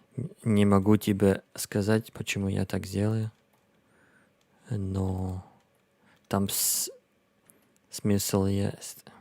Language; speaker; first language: Russian; non-native, learner; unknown